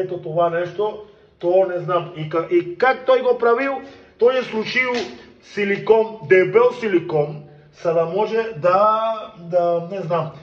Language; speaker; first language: Bulgarian; non-native, learner; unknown